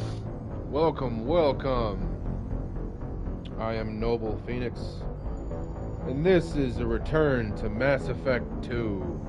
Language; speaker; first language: English; native; English